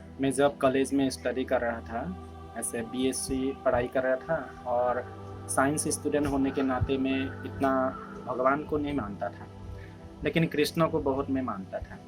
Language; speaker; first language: Hindi; non-native, local second language; Assamese